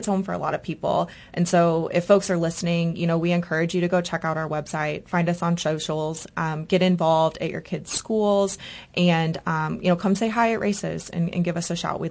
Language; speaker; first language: English; native; English